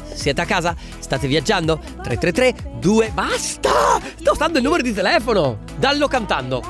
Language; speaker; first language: Italian; native; Italian